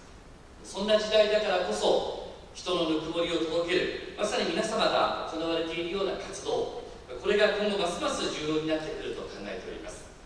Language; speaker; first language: Japanese; native; Japanese